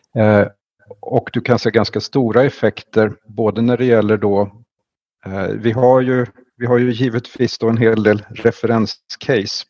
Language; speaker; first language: Swedish; native; Swedish